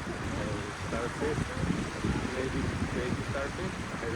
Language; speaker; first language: English; non-native, fluent; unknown